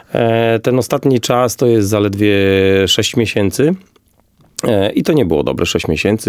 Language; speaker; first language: Polish; native; Polish